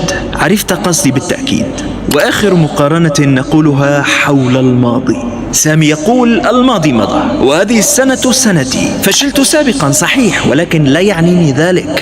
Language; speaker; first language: Arabic; native; Arabic